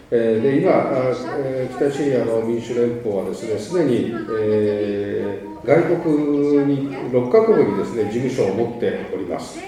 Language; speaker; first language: Japanese; native; Japanese